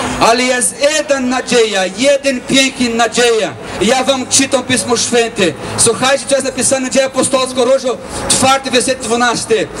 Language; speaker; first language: Polish; non-native, learner; Portuguese